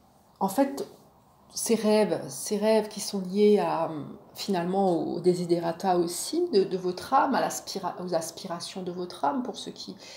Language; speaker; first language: French; native; French